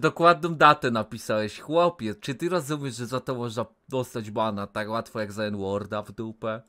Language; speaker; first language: Polish; native; Polish